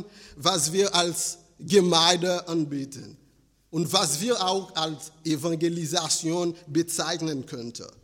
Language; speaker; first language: German; non-native, fluent; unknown